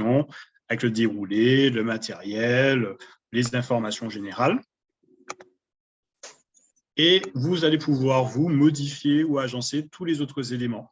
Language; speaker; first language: French; native; French